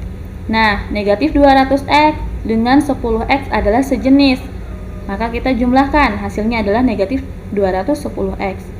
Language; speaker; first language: Indonesian; native; Indonesian